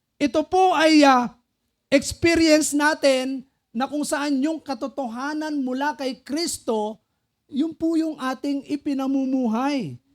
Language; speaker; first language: Filipino; non-native, local second language; Pampanga